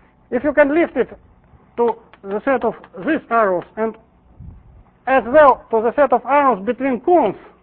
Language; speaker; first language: English; non-native, fluent; Russian